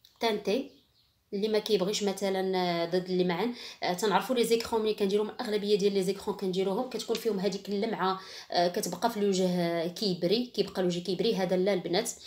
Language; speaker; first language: Arabic; native; Arabic